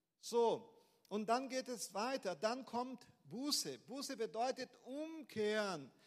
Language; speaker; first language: German; non-native, fluent; Portuguese